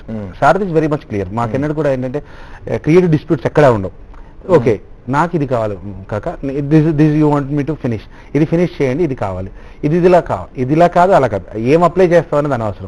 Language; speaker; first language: Telugu; native; Telugu